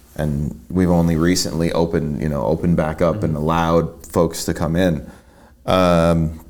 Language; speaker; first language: English; native; English